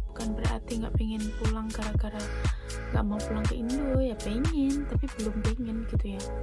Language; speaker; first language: Indonesian; native; Indonesian